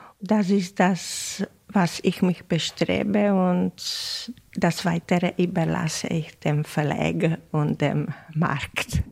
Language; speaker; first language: German; non-native, fluent; Czech